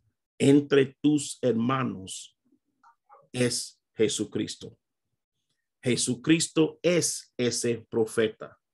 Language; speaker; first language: Spanish; non-native, fluent; English